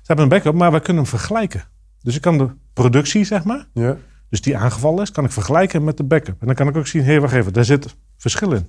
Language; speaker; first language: Dutch; native; Dutch